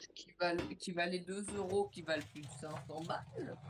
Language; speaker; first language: French; native; French